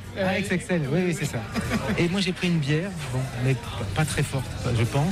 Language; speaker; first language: French; native; French